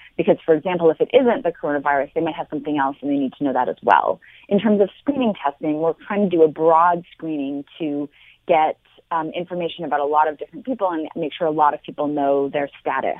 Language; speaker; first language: English; native; English